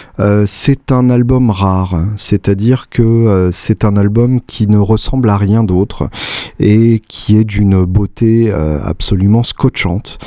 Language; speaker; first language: French; native; French